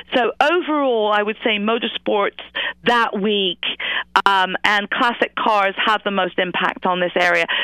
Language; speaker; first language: English; native; English